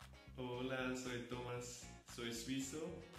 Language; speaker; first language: Spanish; non-native, learner; German